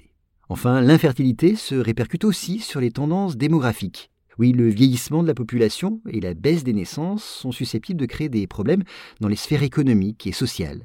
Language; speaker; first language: French; native; French